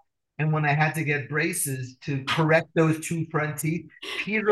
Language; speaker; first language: English; native; English